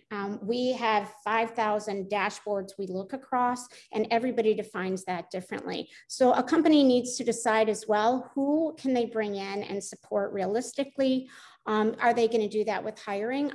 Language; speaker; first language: English; native; English